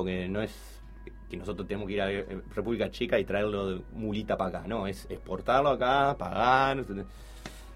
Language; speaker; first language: Spanish; native; Spanish